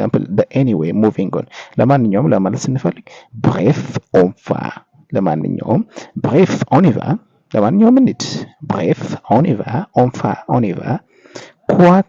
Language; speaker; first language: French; non-native, fluent; Amharic